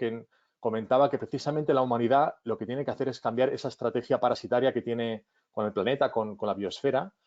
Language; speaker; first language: Spanish; native; Spanish